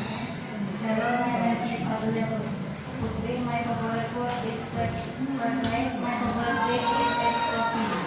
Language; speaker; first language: English; non-native, learner; Indonesian